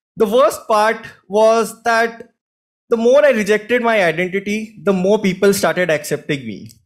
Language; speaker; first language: English; non-native, local second language; Hindi